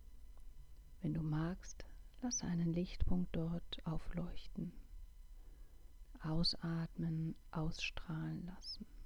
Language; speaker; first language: German; native; German